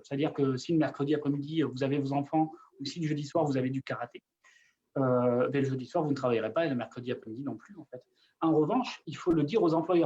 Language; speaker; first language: French; native; French